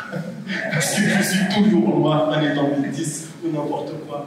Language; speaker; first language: French; non-native, fluent; Portuguese